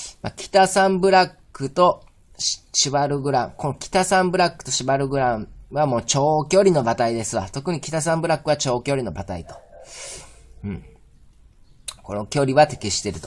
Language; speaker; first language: Japanese; native; Japanese